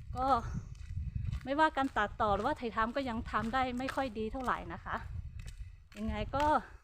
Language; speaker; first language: Thai; non-native, local second language; Hmong